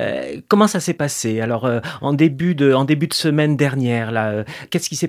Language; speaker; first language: French; native; French